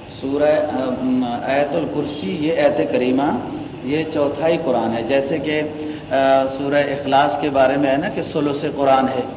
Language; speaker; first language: Urdu; native; Urdu